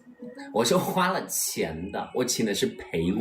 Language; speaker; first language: Chinese; native; Chinese